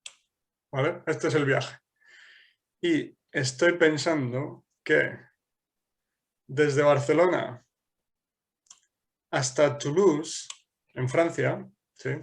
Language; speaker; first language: Spanish; non-native, fluent; English